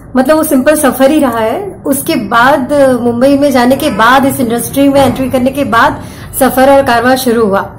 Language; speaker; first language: Hindi; native; Hindi